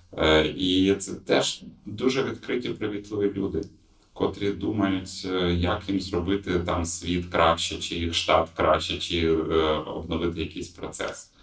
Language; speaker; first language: Ukrainian; non-native, local second language; Russian